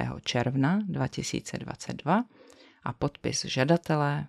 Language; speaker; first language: Czech; native; Czech